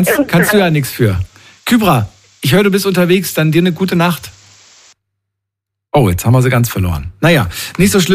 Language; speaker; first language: German; native; German